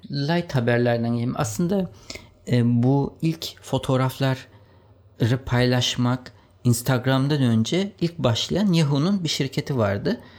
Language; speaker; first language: Turkish; native; Turkish